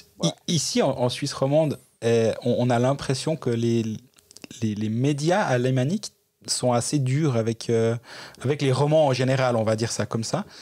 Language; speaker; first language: French; native; French